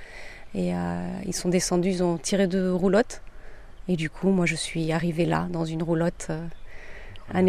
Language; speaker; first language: French; native; French